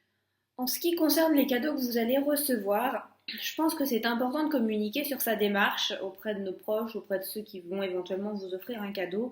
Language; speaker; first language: French; native; French